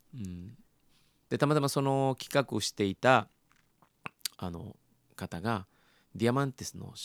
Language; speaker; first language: Japanese; early bilingual, other home language; Spanish